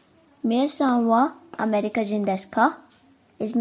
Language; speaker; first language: Japanese; non-native, fluent; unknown